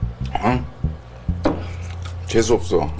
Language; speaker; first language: Korean; native; Korean